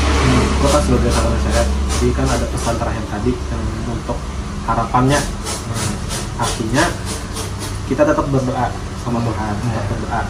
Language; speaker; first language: Indonesian; non-native, local second language; Banjar